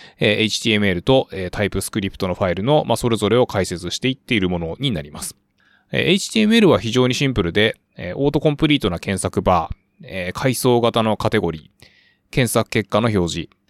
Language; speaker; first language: Japanese; native; Japanese